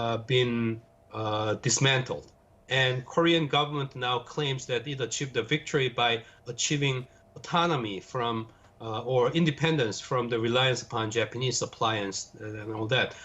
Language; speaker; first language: English; non-native, fluent; Korean